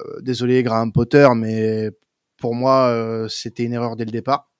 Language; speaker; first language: French; native; French